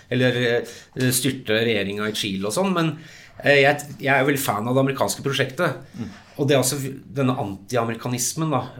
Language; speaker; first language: Norwegian; early bilingual, other home language; English